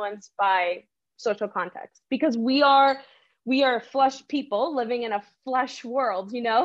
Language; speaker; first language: English; early bilingual, other home language; Spanish